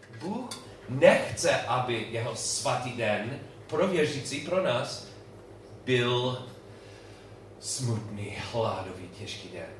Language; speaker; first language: Czech; non-native, learner; English